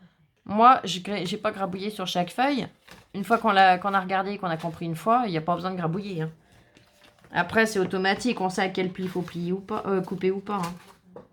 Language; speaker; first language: French; native; French